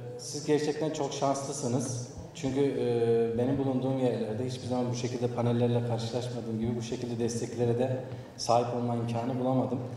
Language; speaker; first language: Turkish; native; Turkish